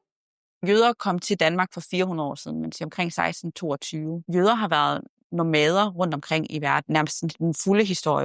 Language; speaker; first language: Danish; native; Danish